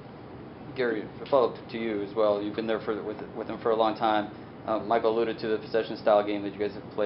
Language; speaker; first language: English; native; English